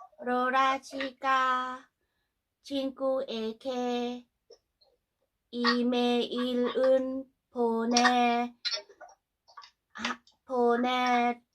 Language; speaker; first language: Korean; non-native, learner; Thai